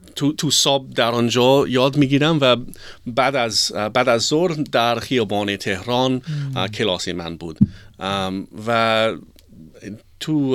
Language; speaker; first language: Persian; non-native, learner; English